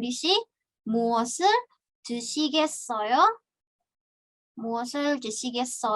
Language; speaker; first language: Korean; non-native, fluent; Indonesian